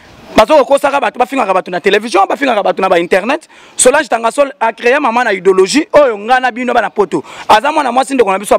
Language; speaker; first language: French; non-native, local second language; Lingala